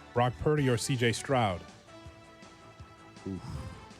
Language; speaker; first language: English; native; English